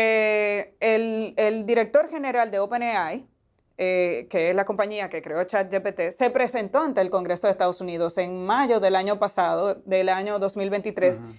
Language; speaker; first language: Spanish; native; Spanish